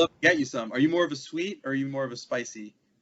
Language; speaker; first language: English; native; English